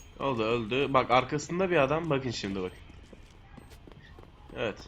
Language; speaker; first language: Turkish; native; Turkish